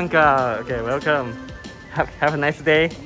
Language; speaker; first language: English; non-native, local second language; Thai